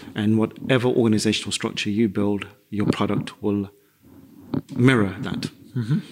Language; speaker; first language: English; native; English